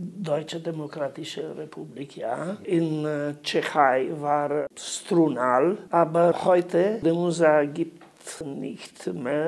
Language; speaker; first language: German; non-native, learner; Romanian